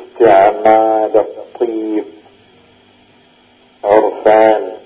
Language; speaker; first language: Arabic; native; Arabic